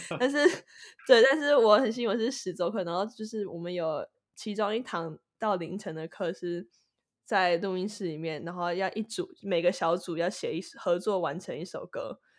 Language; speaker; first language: Chinese; native; Chinese